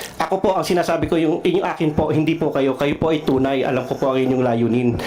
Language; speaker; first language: Filipino; non-native, local second language; Cebuano